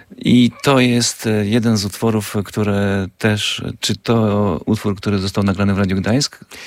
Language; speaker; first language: Polish; native; Polish